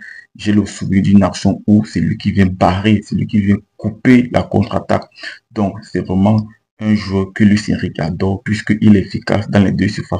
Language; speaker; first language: French; native; French